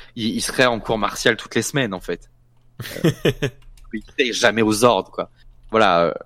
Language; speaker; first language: French; native; French